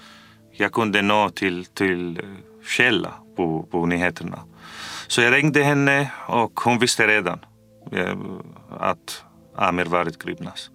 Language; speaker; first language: Swedish; non-native, fluent; Arabic